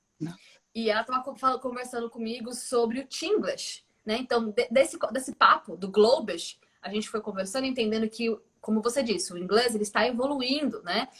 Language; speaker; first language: Portuguese; native; Portuguese